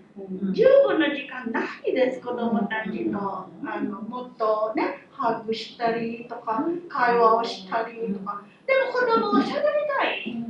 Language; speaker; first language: Japanese; non-native, fluent; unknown